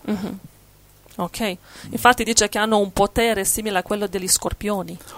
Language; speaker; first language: Italian; non-native, fluent; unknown